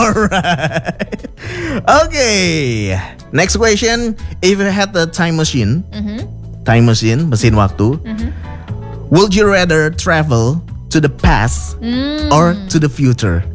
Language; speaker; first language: English; non-native, learner; Indonesian